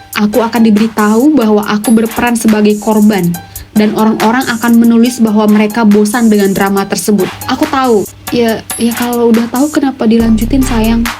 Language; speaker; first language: Indonesian; native; Indonesian